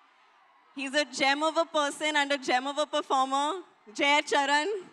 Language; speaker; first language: Telugu; non-native, learner; Hindi